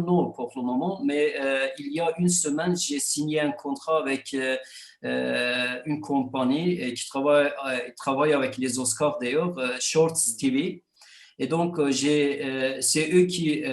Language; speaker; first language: French; non-native, fluent; Kurdish